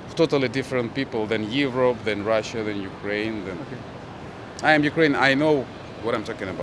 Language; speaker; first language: English; non-native, learner; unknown